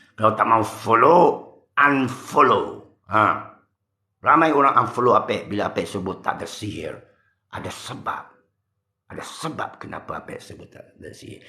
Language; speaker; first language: Malay; non-native, local second language; Min Nan Chinese